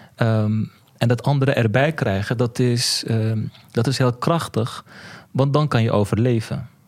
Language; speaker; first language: Dutch; early bilingual, other home language; Turkish